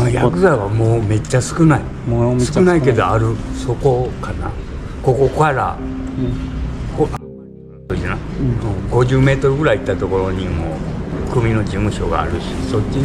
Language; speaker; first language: Japanese; native; Japanese